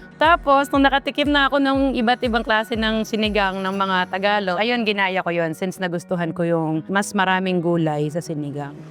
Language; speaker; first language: Filipino; non-native, local second language; Pampanga